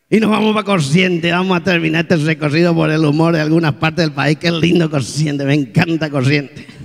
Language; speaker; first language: Spanish; native; Spanish